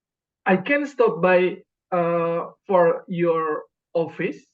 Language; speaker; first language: English; non-native, learner; Indonesian